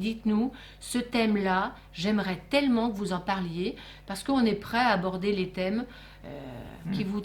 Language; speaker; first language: French; native; French